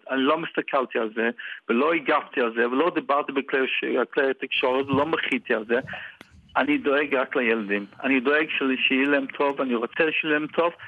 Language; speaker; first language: Hebrew; non-native, fluent; Yiddish